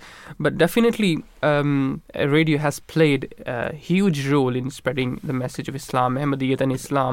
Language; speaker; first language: English; non-native, local second language; Urdu